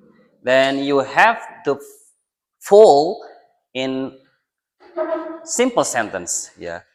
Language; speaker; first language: English; non-native, learner; Indonesian